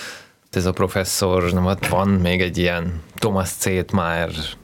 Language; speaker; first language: Hungarian; non-native, fluent; Russian